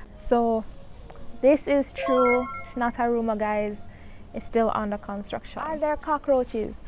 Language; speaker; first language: English; native; English